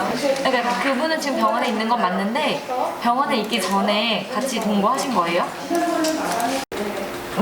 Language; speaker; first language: Korean; native; Korean